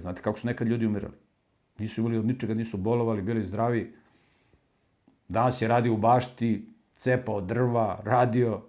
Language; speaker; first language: Serbian; native; Serbian